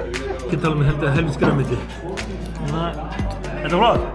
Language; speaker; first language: Icelandic; native; Icelandic